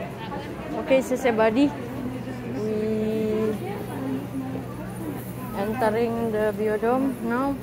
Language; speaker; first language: English; non-native, learner; Indonesian